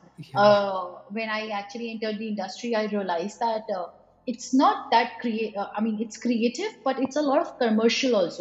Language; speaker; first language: English; non-native, local second language; Hindi